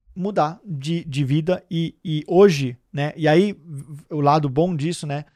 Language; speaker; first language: Portuguese; early bilingual, heritage; Danish